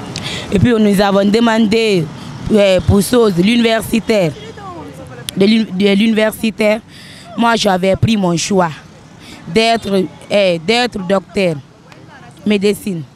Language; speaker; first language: French; non-native, learner; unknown